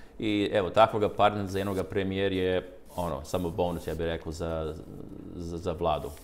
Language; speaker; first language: Croatian; early bilingual, heritage; Croatian